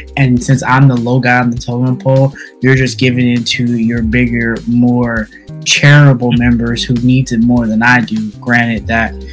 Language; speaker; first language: English; native; English